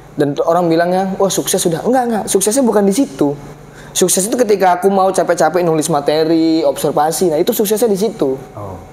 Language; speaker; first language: Indonesian; native; Indonesian